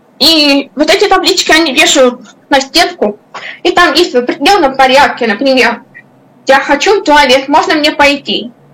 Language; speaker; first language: Russian; non-native, local second language; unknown